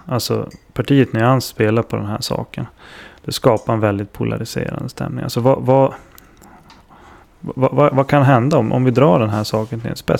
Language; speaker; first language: Swedish; native; Swedish